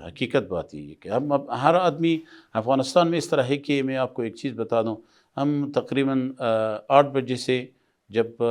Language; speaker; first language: Hindi; non-native, fluent; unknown